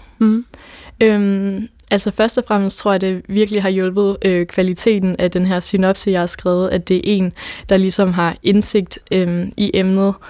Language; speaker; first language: Danish; native; Danish